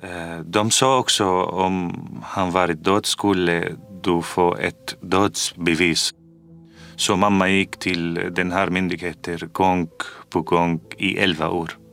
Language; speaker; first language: Swedish; non-native, fluent; Arabic